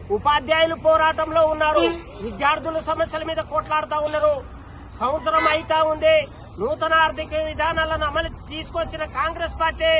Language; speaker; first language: Telugu; non-native, local second language; Lambadi